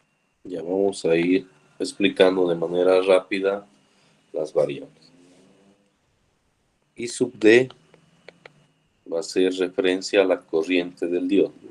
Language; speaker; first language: Spanish; native; Spanish